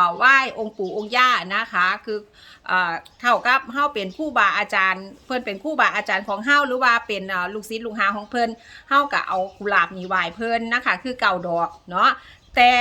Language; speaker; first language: Thai; native; Thai